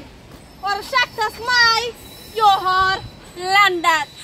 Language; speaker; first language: Swedish; early bilingual, other home language; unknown